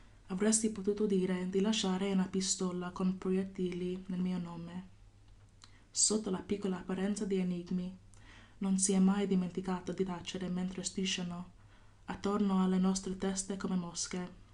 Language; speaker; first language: Italian; non-native, fluent; English